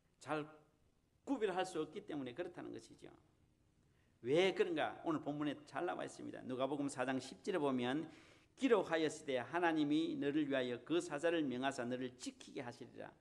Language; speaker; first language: Korean; native; Korean